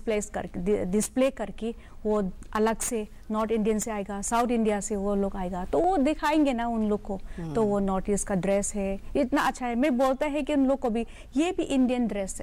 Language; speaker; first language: Hindi; non-native, local second language; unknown